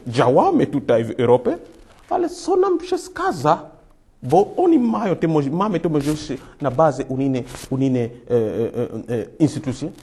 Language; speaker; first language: Polish; non-native, fluent; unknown